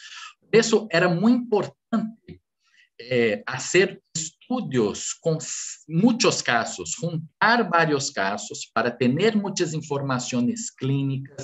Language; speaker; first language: Spanish; non-native, fluent; Portuguese